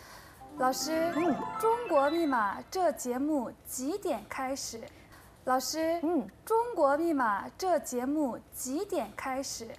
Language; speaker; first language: Chinese; non-native, learner; Korean